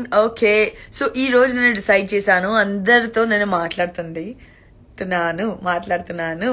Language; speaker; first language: Telugu; non-native, learner; Gujarati